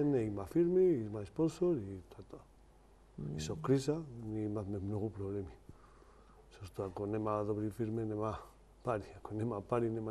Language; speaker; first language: Macedonian; non-native, learner; Spanish